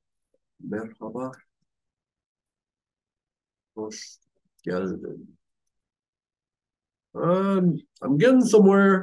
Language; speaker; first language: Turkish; non-native, learner; English